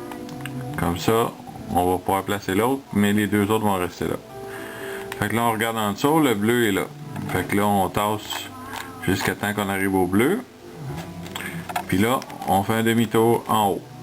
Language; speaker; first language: French; native; French